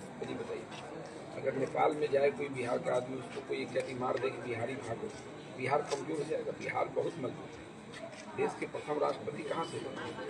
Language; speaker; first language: Hindi; native; Hindi